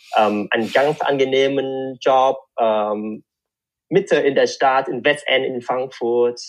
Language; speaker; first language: German; non-native, fluent; Vietnamese